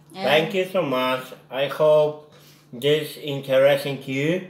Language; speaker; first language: English; non-native, learner; Polish